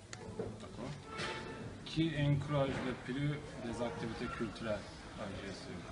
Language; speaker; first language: French; non-native, learner; Turkish